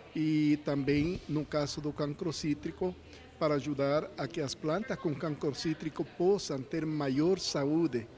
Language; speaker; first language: Portuguese; non-native, fluent; Spanish